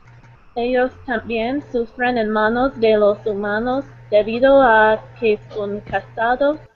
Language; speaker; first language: Spanish; non-native, learner; English